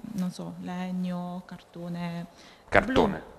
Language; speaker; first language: Italian; native; Italian